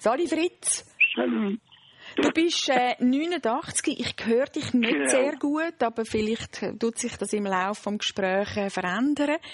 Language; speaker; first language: German; native; German